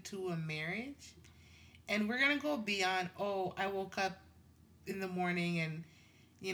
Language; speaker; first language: English; non-native, local second language; Swahili